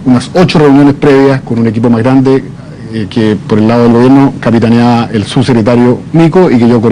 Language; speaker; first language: Spanish; native; Spanish